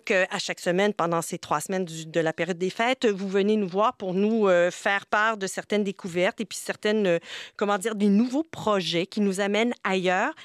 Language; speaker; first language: French; native; French